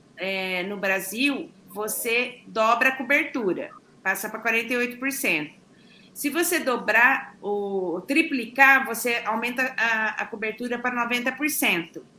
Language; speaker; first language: Portuguese; native; Portuguese